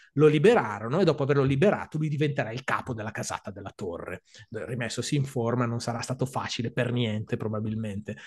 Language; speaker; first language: Italian; native; Italian